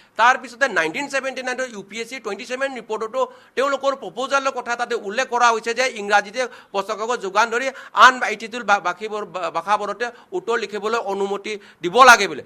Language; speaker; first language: Assamese; non-native, local second language; Manipuri